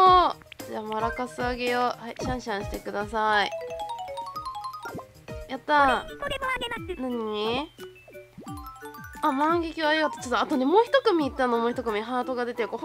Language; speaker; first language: Japanese; native; Japanese